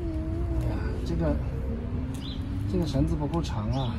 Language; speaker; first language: Chinese; native; Chinese